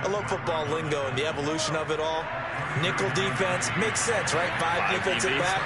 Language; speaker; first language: English; native; English